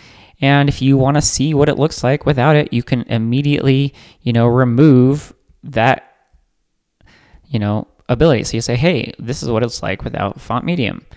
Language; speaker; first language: English; native; English